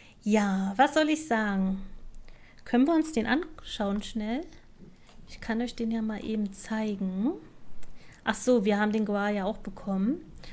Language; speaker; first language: German; native; German